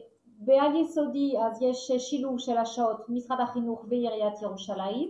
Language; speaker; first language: Hebrew; non-native, fluent; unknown